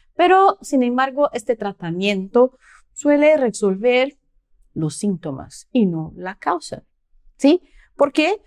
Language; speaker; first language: Spanish; non-native, fluent; Portuguese